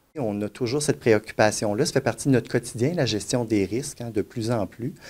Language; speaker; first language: French; native; French